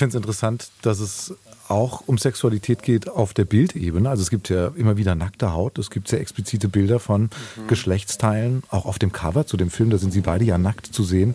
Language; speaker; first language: German; native; German